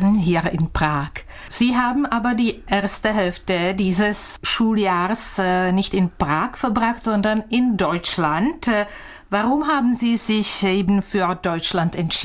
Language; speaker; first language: German; non-native, fluent; Czech